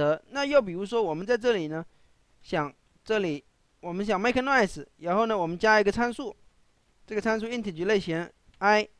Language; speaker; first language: Chinese; native; Chinese